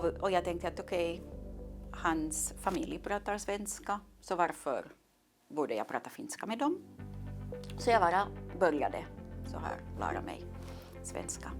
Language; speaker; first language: Swedish; non-native, local second language; Finnish